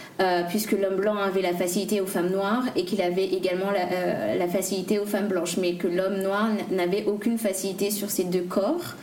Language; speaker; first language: French; native; French